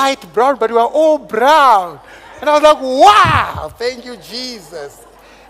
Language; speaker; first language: English; non-native, local second language; Shona